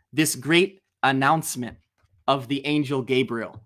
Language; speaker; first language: English; native; English